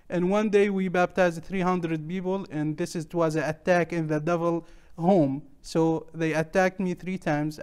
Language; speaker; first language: English; non-native, learner; Arabic